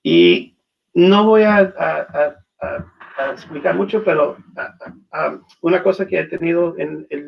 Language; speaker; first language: Spanish; non-native, learner; English